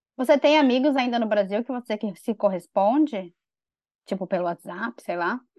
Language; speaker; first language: Portuguese; native; Portuguese